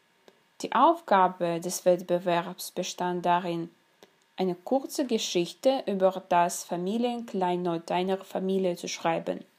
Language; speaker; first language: German; non-native, fluent; Russian